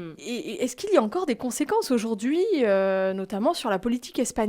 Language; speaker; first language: French; native; French